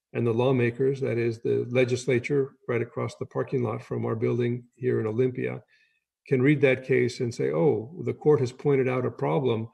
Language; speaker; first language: English; native; English